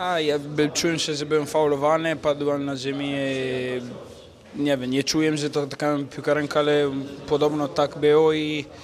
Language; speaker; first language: Polish; non-native, learner; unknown